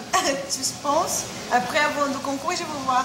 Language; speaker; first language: French; non-native, fluent; Portuguese